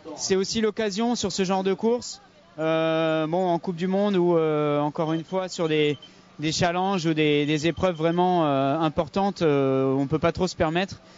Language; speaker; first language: French; native; French